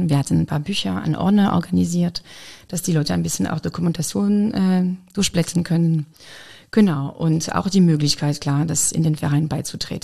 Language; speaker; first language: German; non-native, fluent; French